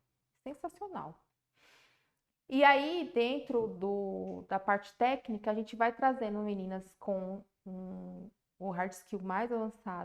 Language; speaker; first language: Portuguese; native; Portuguese